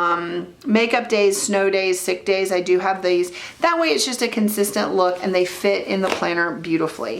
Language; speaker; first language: English; native; English